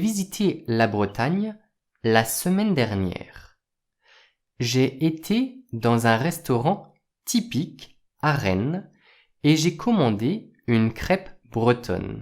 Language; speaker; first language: French; native; French